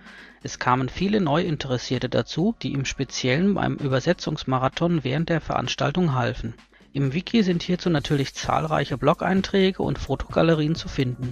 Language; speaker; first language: German; native; German